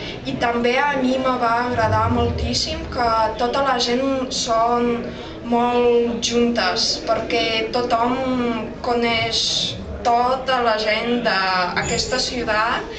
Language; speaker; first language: Catalan; non-native, fluent; Russian